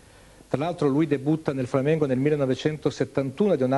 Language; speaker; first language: Italian; native; Italian